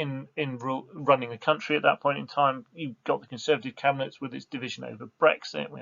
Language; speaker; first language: English; native; English